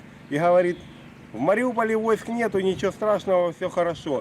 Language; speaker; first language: Russian; native; Russian